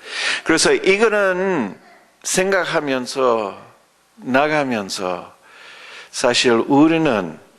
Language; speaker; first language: Korean; early bilingual, other home language; English